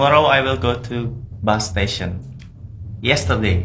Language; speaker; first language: English; non-native, learner; Indonesian